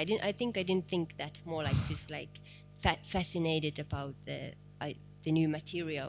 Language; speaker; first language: English; non-native, fluent; Finnish